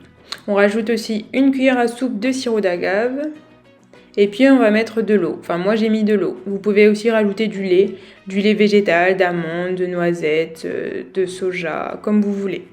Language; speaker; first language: French; native; French